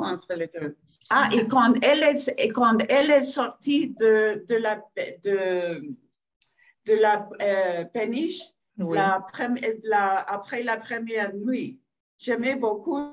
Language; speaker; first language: French; non-native, fluent; Spanish